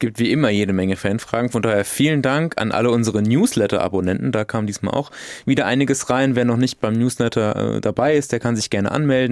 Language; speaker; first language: German; native; German